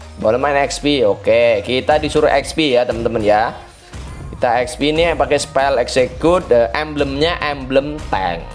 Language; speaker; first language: Indonesian; native; Indonesian